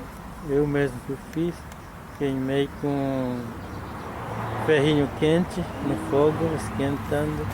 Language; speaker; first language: Portuguese; non-native, local second language; Guarani